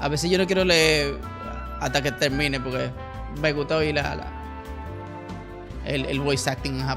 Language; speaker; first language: Spanish; native; Spanish